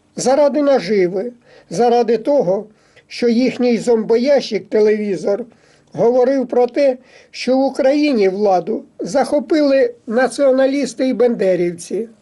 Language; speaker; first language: Ukrainian; native; Ukrainian